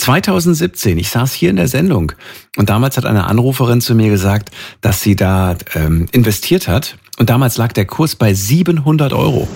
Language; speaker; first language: German; native; German